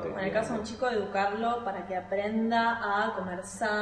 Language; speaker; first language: Spanish; native; Spanish